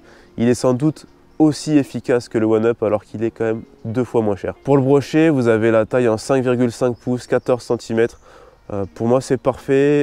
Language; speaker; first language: French; native; French